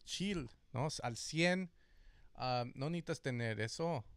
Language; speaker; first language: Spanish; early bilingual, heritage; Spanish